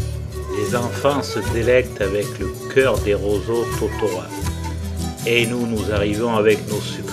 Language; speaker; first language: French; native; French